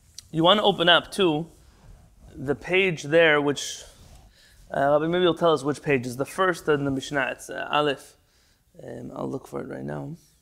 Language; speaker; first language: English; native; English